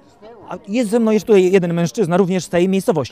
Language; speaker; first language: Polish; native; Polish